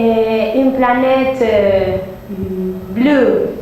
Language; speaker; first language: French; non-native, learner; Spanish